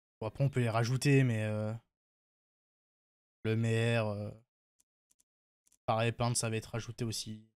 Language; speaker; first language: French; native; French